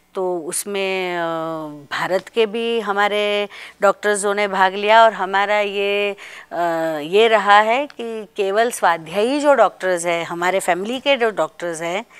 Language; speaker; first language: Hindi; non-native, local second language; Marathi